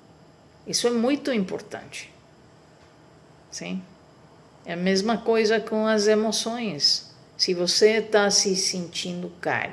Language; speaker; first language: Portuguese; non-native, fluent; Spanish